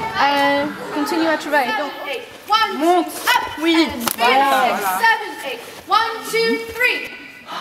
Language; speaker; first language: French; non-native, fluent; English